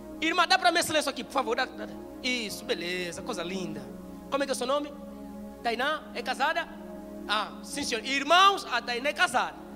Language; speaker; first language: Portuguese; non-native, fluent; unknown